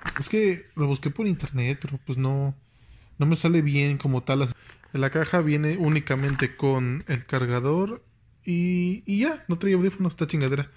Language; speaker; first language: Spanish; native; Spanish